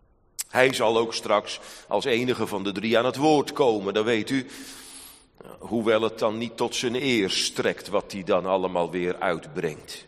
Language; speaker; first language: Dutch; native; Dutch